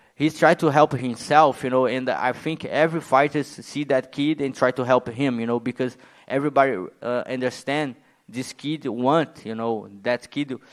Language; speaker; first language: English; non-native, learner; Portuguese